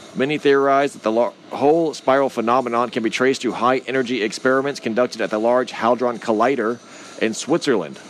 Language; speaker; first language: English; native; English